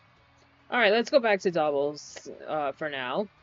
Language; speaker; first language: English; native; English